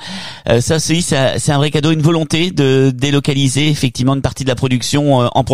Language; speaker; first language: French; native; French